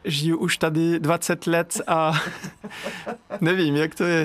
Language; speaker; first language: Czech; non-native, fluent; French